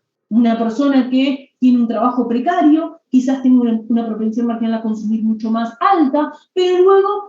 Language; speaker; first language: Spanish; native; Spanish